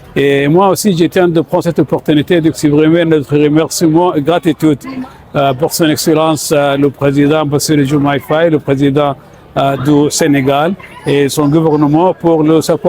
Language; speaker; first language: French; non-native, fluent; Arabic